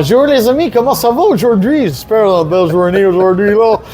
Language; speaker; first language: French; native; French